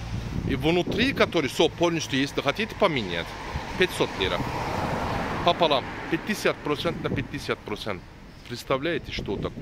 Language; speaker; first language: Russian; non-native, learner; Turkish